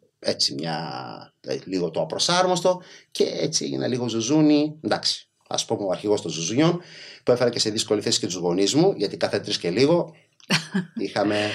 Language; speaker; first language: Greek; early bilingual, other home language; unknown